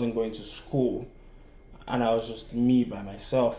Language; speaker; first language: English; non-native, local second language; Yoruba